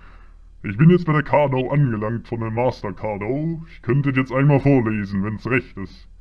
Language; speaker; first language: German; native; German